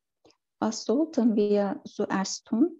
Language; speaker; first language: German; non-native, learner; Turkish